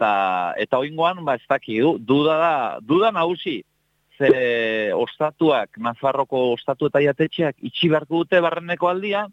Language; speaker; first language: Basque; native; Basque